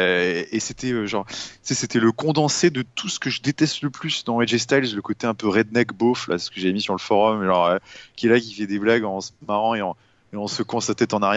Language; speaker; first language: French; native; French